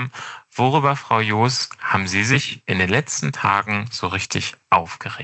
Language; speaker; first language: German; native; German